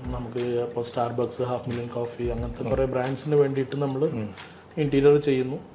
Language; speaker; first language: Malayalam; early bilingual, heritage; Malayalam